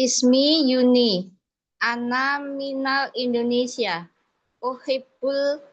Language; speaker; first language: Arabic; non-native, learner; Indonesian